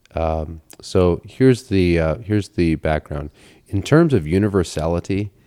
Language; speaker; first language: English; native; English